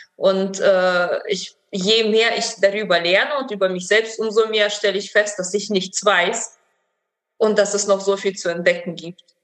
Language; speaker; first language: German; early bilingual, other home language; Russian